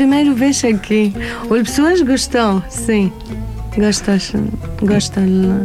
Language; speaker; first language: Portuguese; non-native, learner; Arabic